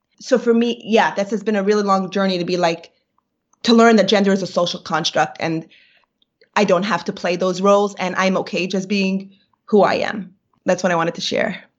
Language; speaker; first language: English; native; English